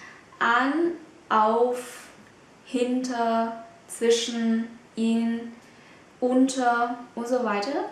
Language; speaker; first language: German; non-native, fluent; Vietnamese